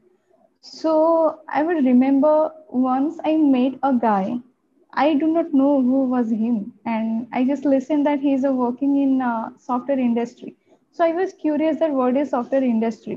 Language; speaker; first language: English; non-native, local second language; Odia